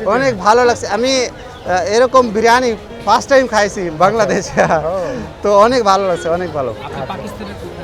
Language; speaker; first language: Bangla; non-native, fluent; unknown